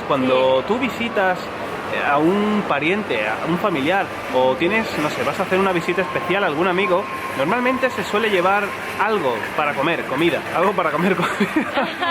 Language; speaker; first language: Spanish; native; Spanish